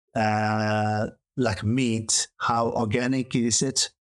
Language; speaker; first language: English; non-native, learner; Chinese